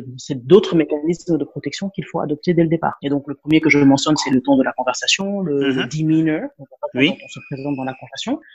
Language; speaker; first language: French; non-native, local second language; Wolof